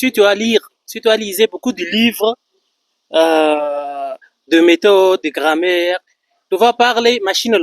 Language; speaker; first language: French; non-native, fluent; Arabic